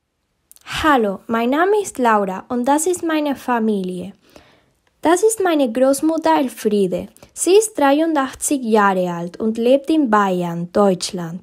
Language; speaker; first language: German; early bilingual, heritage; German